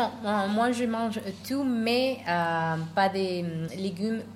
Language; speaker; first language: French; non-native, learner; Spanish